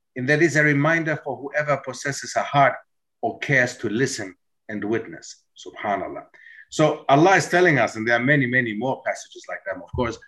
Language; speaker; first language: English; non-native, fluent; German